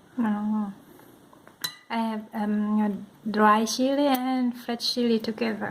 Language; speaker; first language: English; non-native, learner; Thai